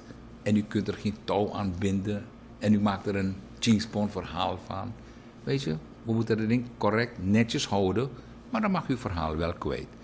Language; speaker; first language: Dutch; native; Dutch